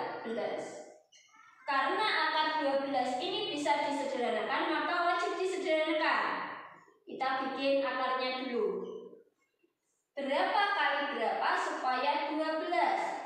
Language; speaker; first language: Indonesian; native; Indonesian